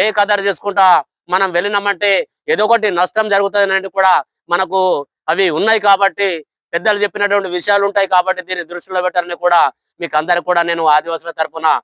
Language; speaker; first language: Telugu; non-native, local second language; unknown